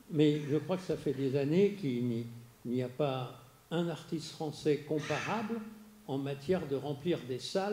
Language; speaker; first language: French; native; French